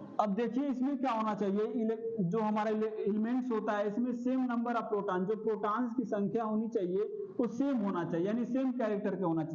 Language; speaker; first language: Hindi; native; Hindi